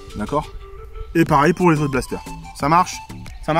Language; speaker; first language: French; native; French